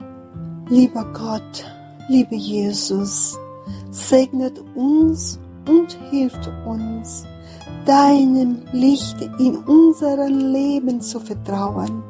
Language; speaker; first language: German; non-native, fluent; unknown